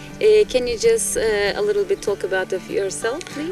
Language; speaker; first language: English; non-native, fluent; Turkish